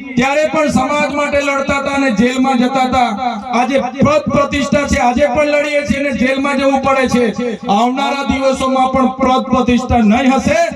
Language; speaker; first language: Gujarati; non-native, local second language; Vasavi